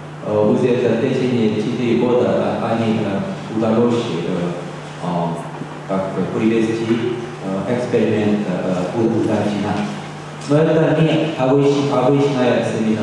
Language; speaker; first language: Russian; non-native, learner; Korean